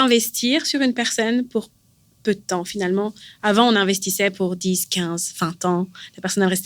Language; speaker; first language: French; native; French